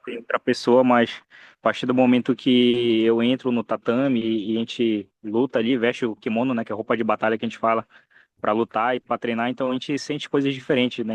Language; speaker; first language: Portuguese; native; Portuguese